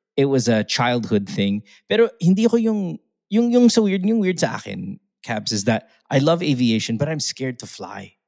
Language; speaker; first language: English; non-native, local second language; Filipino